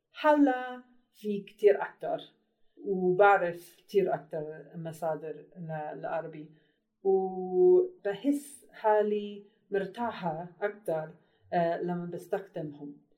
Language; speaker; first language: Arabic; non-native, learner; English